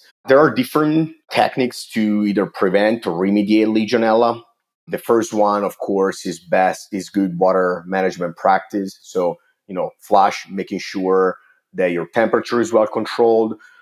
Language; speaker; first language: English; non-native, fluent; Italian